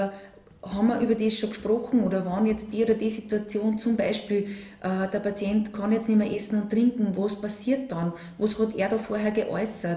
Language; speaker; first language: German; native; German